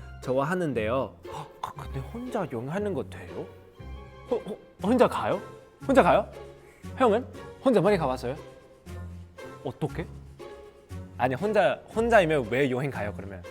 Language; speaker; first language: Korean; non-native, fluent; Cantonese